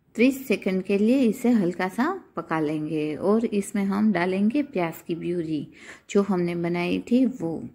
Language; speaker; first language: Hindi; non-native, local second language; Gujarati